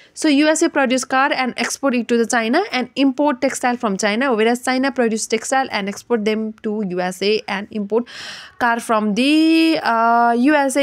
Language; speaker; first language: English; non-native, local second language; Nepali